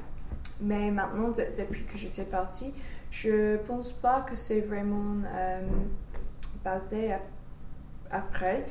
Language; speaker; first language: French; non-native, fluent; English